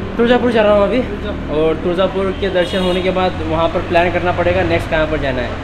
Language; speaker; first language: Hindi; native; Hindi